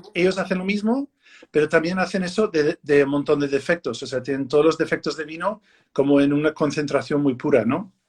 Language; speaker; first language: Spanish; non-native, fluent; English